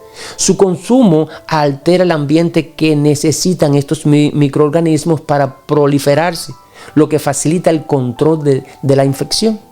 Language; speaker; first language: Spanish; native; Spanish